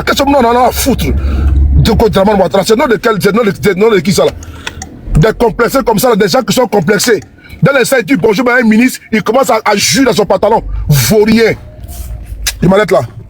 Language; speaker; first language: French; native; French